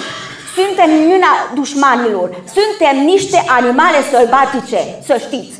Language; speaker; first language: Romanian; non-native, local second language; Hungarian